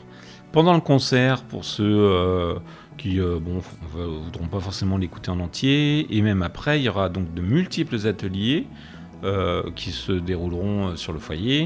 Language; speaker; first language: French; native; French